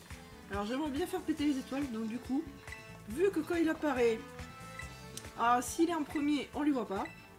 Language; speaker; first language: French; native; French